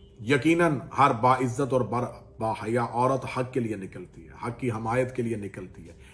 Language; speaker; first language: Urdu; non-native, local second language; Punjabi